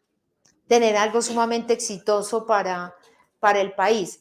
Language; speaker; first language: Spanish; native; Spanish